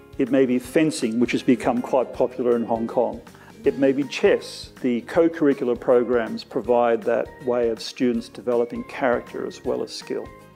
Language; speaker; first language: English; native; English